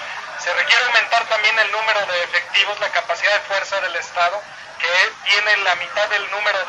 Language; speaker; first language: Spanish; native; Spanish